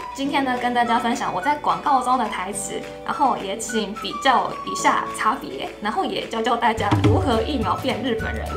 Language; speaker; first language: Chinese; non-native, fluent; Japanese